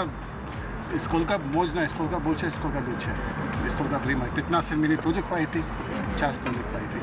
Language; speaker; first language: Russian; non-native, learner; Hindi